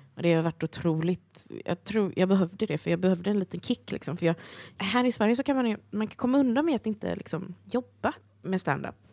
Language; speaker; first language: Swedish; early bilingual, other home language; Chinese